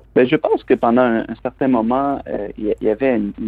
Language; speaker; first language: French; native; French